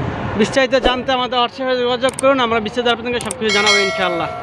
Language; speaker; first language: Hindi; non-native, fluent; Bangla